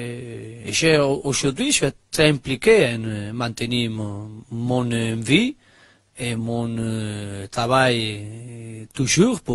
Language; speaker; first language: French; non-native, learner; Spanish